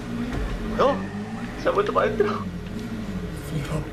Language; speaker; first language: Spanish; native; Spanish